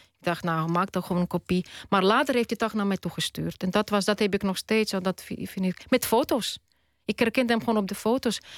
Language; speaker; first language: Dutch; non-native, fluent; Russian